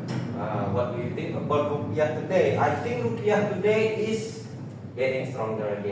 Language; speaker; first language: English; non-native, fluent; Indonesian